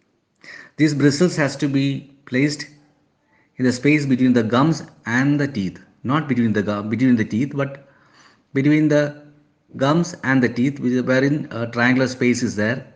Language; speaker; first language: English; non-native, local second language; Malayalam